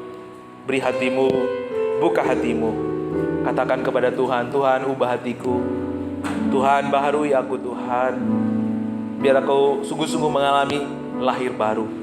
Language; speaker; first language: Indonesian; native; Indonesian